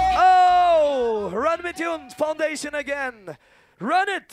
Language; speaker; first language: English; non-native, fluent; Polish